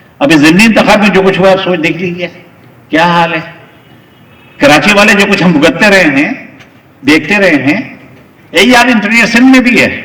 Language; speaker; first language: Urdu; native; Urdu